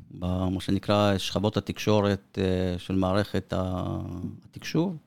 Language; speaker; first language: Hebrew; early bilingual, other home language; Spanish